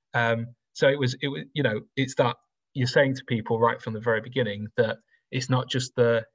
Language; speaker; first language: English; native; English